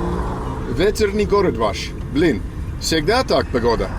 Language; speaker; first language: Russian; non-native, learner; English